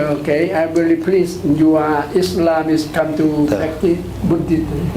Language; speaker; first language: English; non-native, learner; Thai